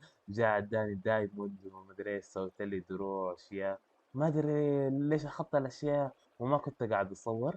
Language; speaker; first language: Arabic; native; Arabic